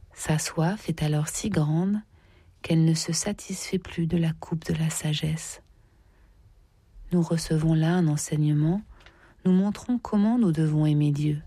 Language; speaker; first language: French; native; French